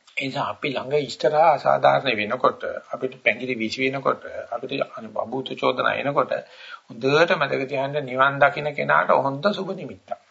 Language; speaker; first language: Sinhala; native; Sinhala